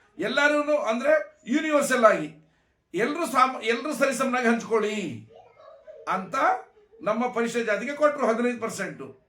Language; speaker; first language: Kannada; non-native, local second language; Lambadi